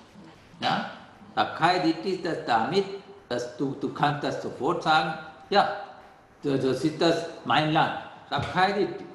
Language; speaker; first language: German; non-native, learner; Sinhala